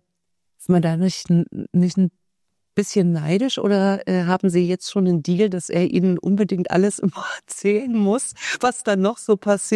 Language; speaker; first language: German; native; German